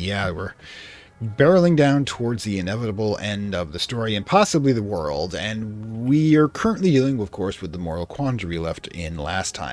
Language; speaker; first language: English; native; English